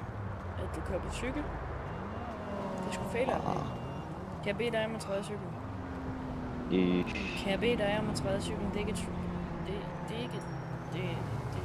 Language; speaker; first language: Danish; native; Danish